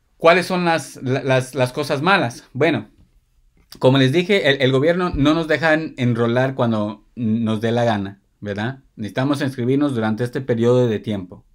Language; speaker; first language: Spanish; early bilingual, heritage; Spanish